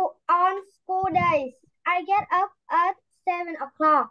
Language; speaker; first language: English; non-native, learner; Vietnamese